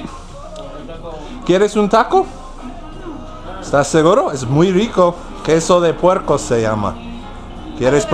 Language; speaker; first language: Spanish; non-native, learner; English